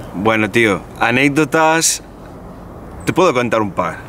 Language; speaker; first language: Spanish; native; Spanish